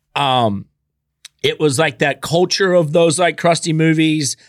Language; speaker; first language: English; native; English